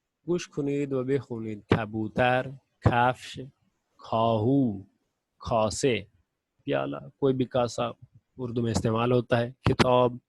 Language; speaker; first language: Persian; non-native, fluent; Urdu